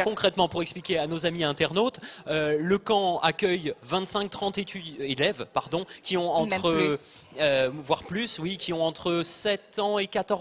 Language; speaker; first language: French; native; French